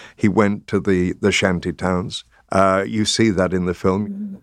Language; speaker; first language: English; native; English